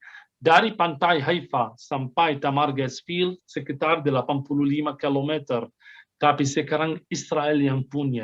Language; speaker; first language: Indonesian; non-native, fluent; Arabic